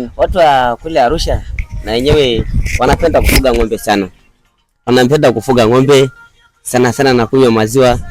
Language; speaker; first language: Swahili; non-native, local second language; Masai